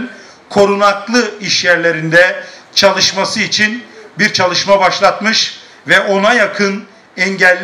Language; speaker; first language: Turkish; native; Turkish